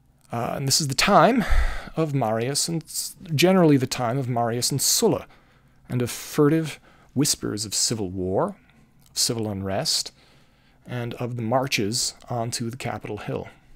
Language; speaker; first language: English; native; English